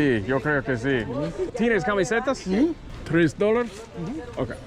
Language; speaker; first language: Spanish; non-native, learner; English